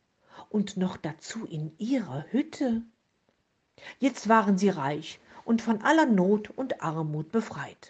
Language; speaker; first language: German; native; German